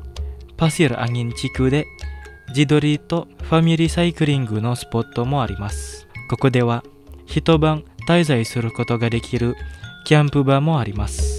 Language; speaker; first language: Japanese; non-native, fluent; Indonesian